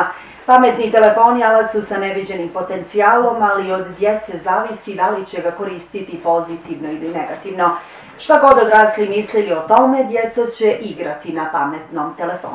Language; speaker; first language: Croatian; native; Croatian